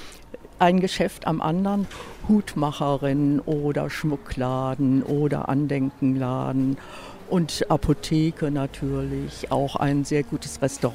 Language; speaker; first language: German; native; German